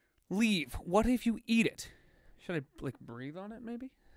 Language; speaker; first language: English; native; English